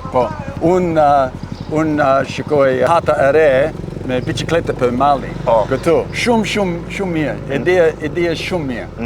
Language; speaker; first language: Albanian; non-native, learner; English